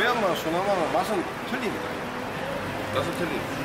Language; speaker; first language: Korean; native; Korean